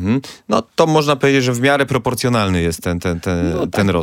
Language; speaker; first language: Polish; native; Polish